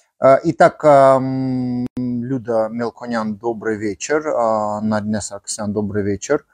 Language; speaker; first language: Russian; non-native, local second language; Armenian